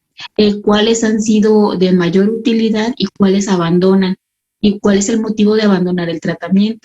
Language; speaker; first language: Spanish; native; Spanish